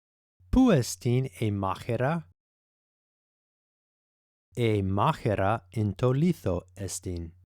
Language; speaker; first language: Greek; non-native, fluent; English